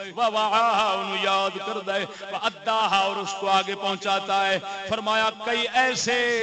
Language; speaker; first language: Urdu; non-native, local second language; Saraiki